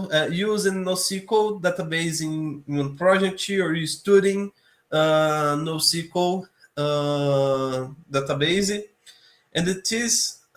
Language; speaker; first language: English; non-native, learner; Portuguese